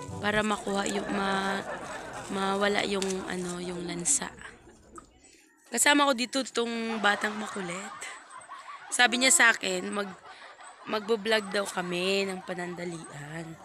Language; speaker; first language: Filipino; non-native, local second language; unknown